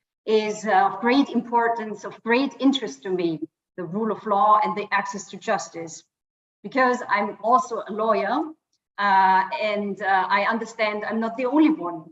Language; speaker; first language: English; non-native, fluent; German